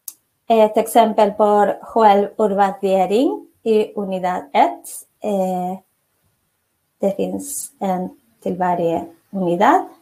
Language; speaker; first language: Swedish; non-native, fluent; Spanish